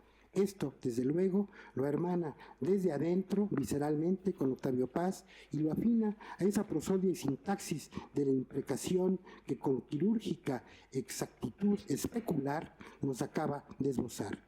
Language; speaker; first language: Spanish; native; Spanish